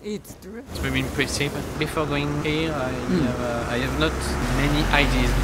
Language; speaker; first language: English; non-native, learner; French